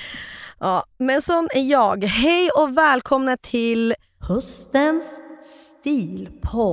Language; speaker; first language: Swedish; native; Swedish